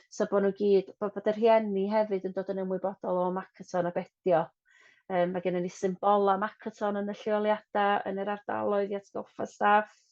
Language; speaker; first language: Welsh; non-native, local second language; English